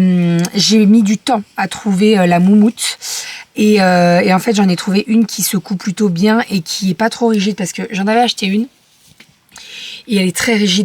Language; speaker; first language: French; native; French